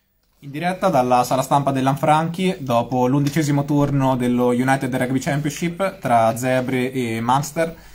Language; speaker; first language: Italian; native; Italian